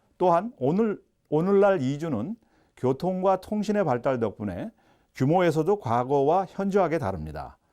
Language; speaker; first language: Korean; native; Korean